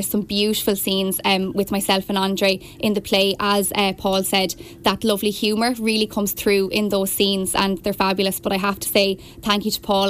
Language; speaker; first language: English; native; English